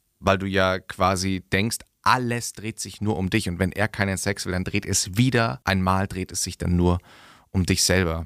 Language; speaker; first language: German; native; German